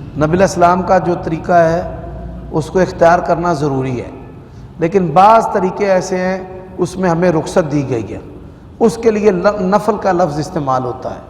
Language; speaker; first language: Urdu; non-native, local second language; Punjabi